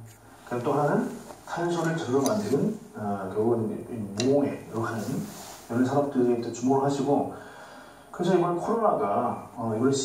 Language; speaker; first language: Korean; native; Korean